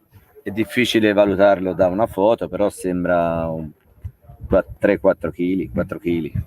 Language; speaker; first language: Italian; native; Italian